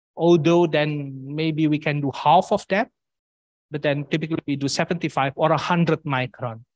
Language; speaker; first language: English; non-native, fluent; Indonesian